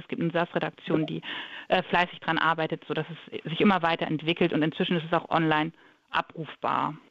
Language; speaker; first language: German; native; German